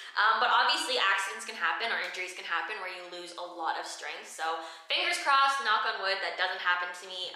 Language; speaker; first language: English; native; English